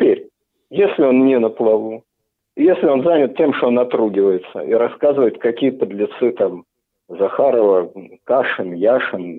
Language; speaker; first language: Russian; native; Russian